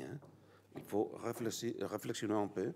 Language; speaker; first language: French; non-native, learner; Catalan